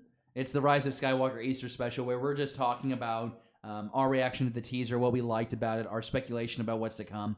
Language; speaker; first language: English; native; English